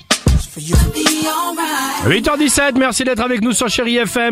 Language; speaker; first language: French; native; French